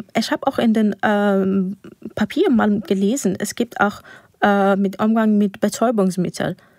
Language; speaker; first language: German; non-native, fluent; Persian